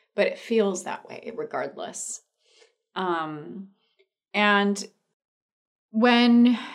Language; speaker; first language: English; non-native, fluent; Spanish